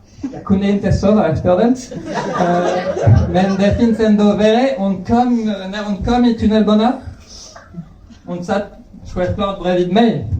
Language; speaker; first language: Swedish; non-native, fluent; French